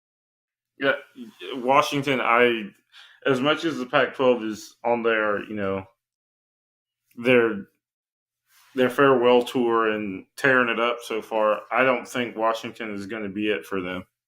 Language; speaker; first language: English; native; English